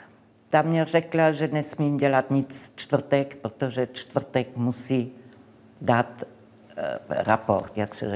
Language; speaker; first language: Czech; non-native, local second language; English